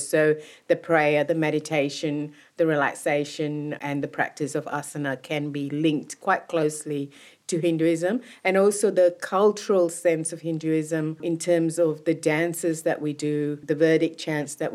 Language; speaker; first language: English; non-native, local second language; Tamil